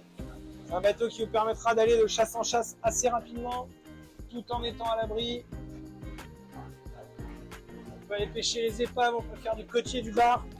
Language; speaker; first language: French; native; French